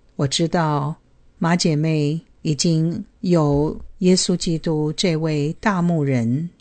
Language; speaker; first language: Chinese; native; Chinese